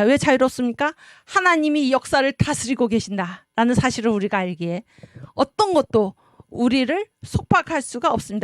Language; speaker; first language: Korean; native; Korean